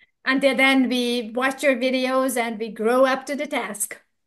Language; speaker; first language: English; non-native, fluent; Hungarian